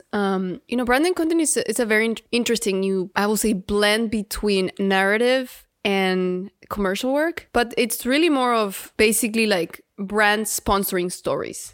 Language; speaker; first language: English; non-native, fluent; Spanish